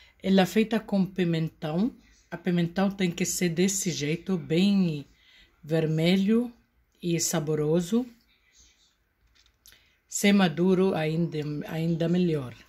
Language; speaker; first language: Portuguese; non-native, learner; Arabic